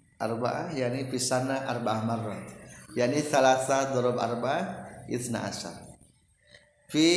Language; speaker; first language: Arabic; non-native, fluent; Indonesian